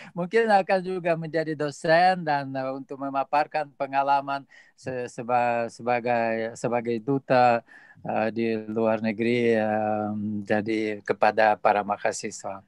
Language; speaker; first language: Indonesian; non-native, fluent; Russian